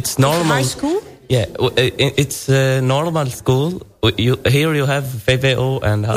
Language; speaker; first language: English; non-native, learner; Arabic